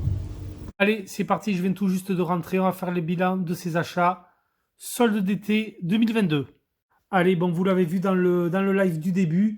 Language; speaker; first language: French; native; French